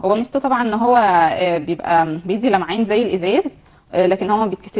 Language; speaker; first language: Arabic; native; Arabic